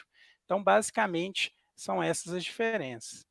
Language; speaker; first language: Portuguese; native; Portuguese